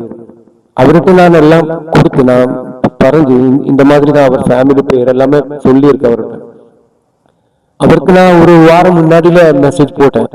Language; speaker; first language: Tamil; non-native, learner; Malayalam